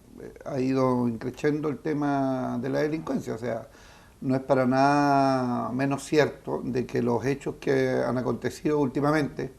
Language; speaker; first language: Spanish; native; Spanish